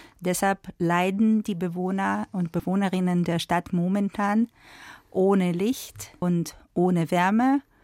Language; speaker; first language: German; non-native, fluent; Russian